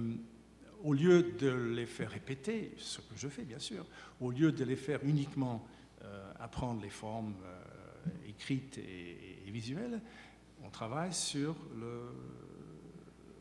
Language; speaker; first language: French; native; French